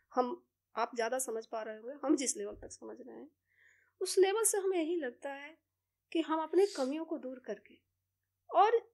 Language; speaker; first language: Hindi; native; Hindi